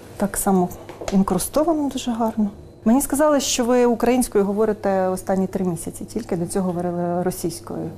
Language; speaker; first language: Ukrainian; native; Ukrainian